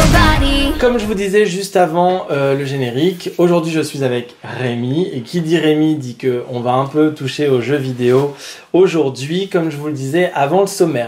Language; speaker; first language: French; native; French